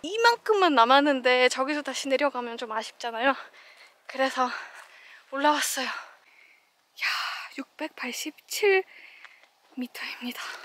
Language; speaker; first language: Korean; non-native, fluent; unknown